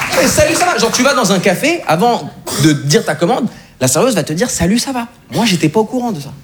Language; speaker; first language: French; native; French